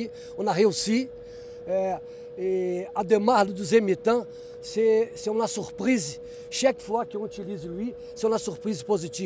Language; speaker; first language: French; non-native, fluent; Portuguese